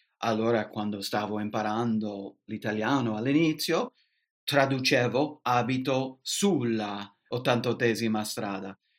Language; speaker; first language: Italian; non-native, fluent; English